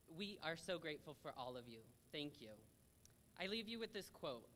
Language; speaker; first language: English; native; English